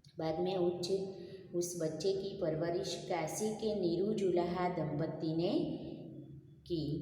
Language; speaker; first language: Hindi; non-native, local second language; Gujarati